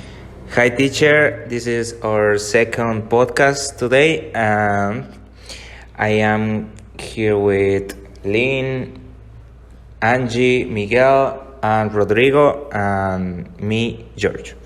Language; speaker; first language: English; non-native, learner; Spanish